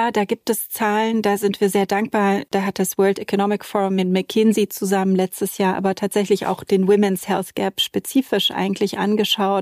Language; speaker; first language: German; native; German